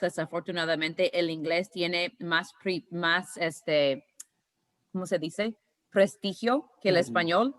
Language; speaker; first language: Spanish; early bilingual, heritage; Spanish